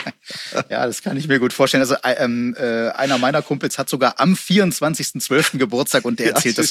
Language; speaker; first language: German; native; German